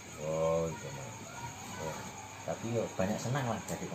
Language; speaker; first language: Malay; non-native, local second language; Javanese